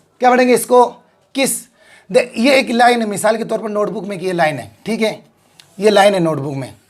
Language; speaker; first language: Hindi; native; Hindi